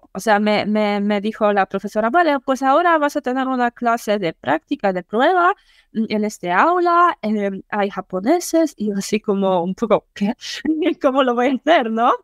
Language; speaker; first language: Spanish; non-native, fluent; Polish